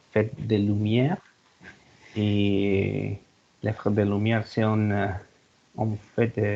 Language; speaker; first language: French; non-native, learner; Spanish